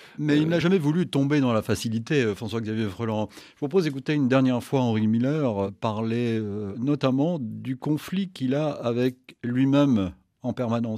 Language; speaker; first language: French; native; French